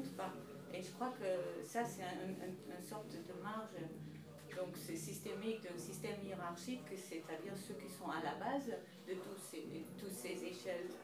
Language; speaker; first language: French; non-native, fluent; Dutch